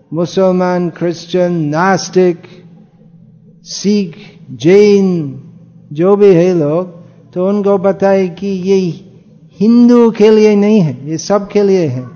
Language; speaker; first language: Hindi; non-native, fluent; English